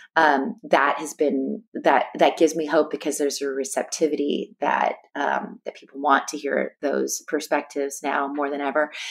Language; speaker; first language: English; native; English